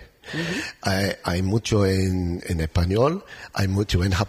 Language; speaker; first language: Spanish; non-native, learner; English